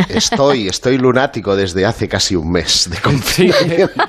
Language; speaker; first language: Spanish; native; Spanish